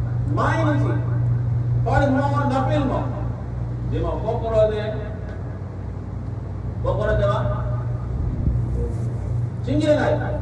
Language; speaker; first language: Japanese; non-native, learner; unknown